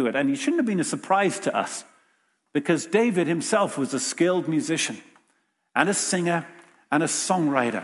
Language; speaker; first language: English; native; English